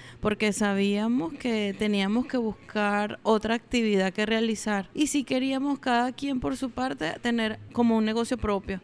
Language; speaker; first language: Spanish; native; Spanish